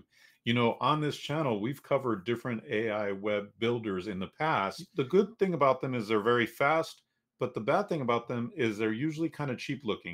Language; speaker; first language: English; native; English